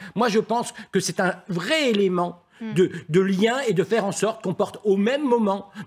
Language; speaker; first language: French; native; French